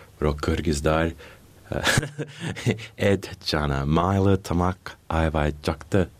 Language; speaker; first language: Kyrgyz; non-native, learner; English